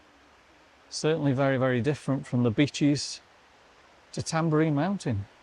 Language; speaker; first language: English; native; English